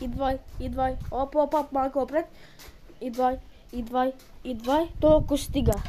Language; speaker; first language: Bulgarian; early bilingual, heritage; Bulgarian